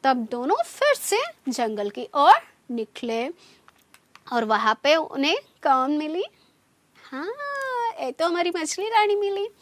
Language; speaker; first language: Hindi; non-native, local second language; Kannada